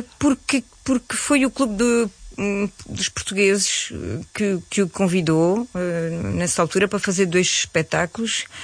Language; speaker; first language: Portuguese; early bilingual, heritage; Portuguese